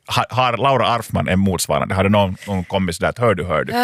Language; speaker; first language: Swedish; native; Swedish